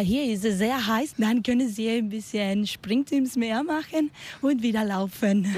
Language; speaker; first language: German; non-native, learner; Spanish